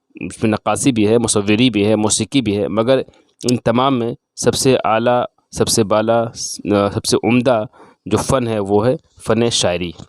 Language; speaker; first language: Urdu; native; Urdu